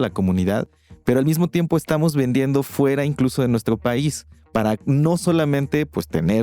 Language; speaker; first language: Spanish; native; Spanish